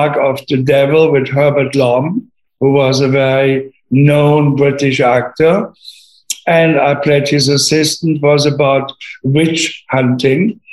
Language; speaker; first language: English; non-native, fluent; German